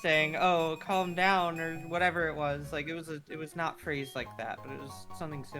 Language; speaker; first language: English; native; English